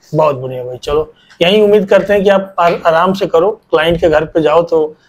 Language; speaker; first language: Hindi; native; Hindi